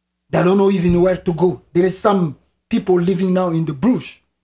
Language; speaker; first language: English; non-native, fluent; Lingala